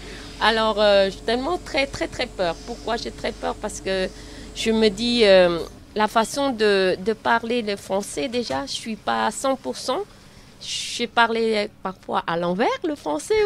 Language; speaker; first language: French; non-native, learner; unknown